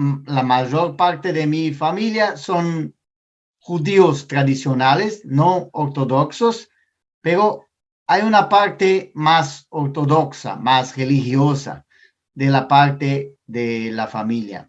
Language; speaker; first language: Spanish; non-native, fluent; Portuguese